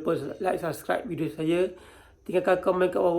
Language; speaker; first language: Malay; native; Malay